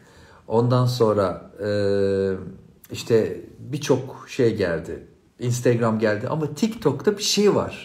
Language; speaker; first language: Turkish; native; Turkish